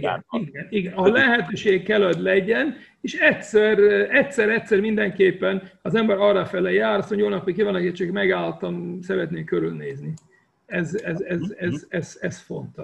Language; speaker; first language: Hungarian; non-native, fluent; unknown